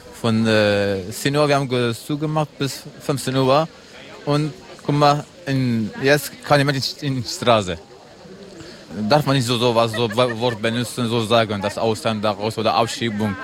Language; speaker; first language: German; non-native, learner; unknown